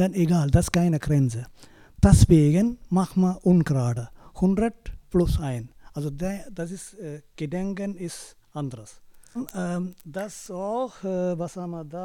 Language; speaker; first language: German; non-native, learner; Tamil